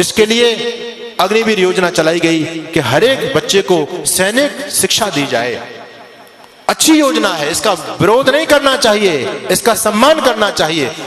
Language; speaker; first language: Hindi; native; Hindi